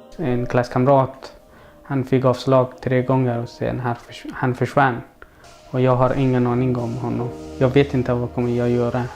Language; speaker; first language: Swedish; non-native, learner; Persian